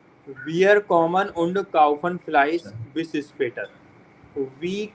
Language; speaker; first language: German; non-native, fluent; Hindi